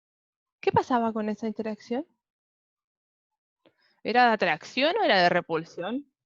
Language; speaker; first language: Spanish; native; Spanish